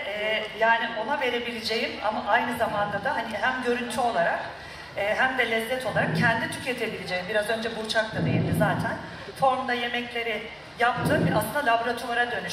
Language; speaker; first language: Turkish; native; Turkish